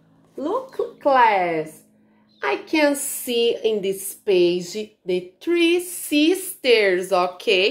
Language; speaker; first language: English; non-native, learner; Portuguese